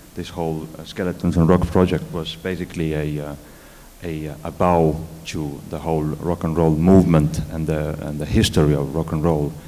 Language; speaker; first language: English; non-native, fluent; Estonian